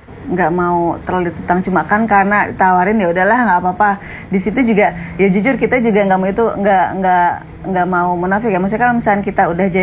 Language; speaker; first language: Indonesian; native; Indonesian